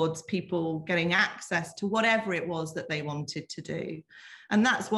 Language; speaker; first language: English; native; English